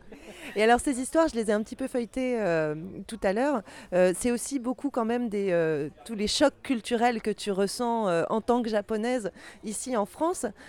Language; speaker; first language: French; native; French